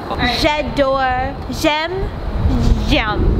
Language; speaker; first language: French; non-native, learner; English